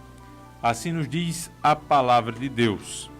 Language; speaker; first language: Portuguese; native; Portuguese